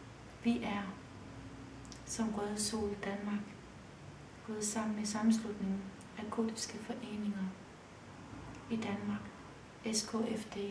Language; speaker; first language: Danish; early bilingual, other home language; Kurdish